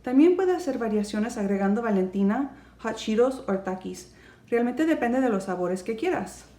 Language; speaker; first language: Spanish; early bilingual, heritage; Spanish